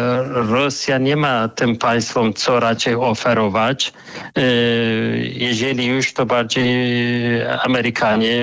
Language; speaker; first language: Polish; non-native, fluent; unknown